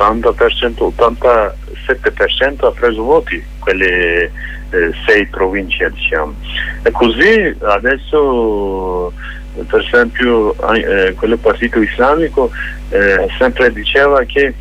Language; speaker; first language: Italian; non-native, fluent; Kurdish